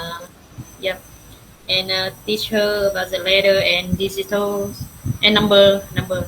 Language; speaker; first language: English; non-native, learner; Vietnamese